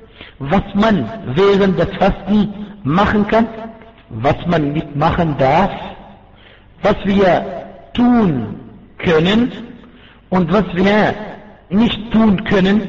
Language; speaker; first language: German; non-native, fluent; Arabic